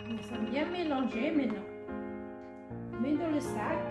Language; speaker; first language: French; non-native, learner; Hmong